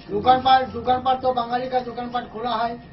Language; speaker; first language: Hindi; non-native, local second language; Bangla